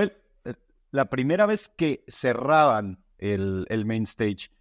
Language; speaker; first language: Spanish; native; Spanish